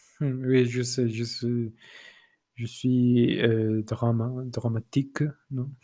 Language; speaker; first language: French; non-native, fluent; Spanish